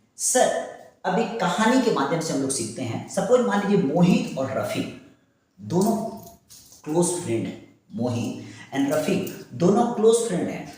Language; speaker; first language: Hindi; native; Hindi